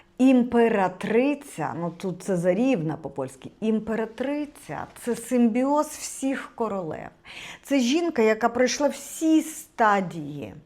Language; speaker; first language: Ukrainian; non-native, local second language; Russian